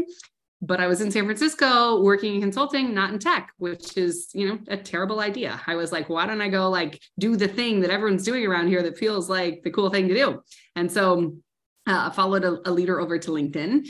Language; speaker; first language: English; native; English